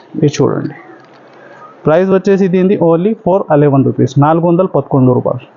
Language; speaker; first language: Telugu; non-native, local second language; Urdu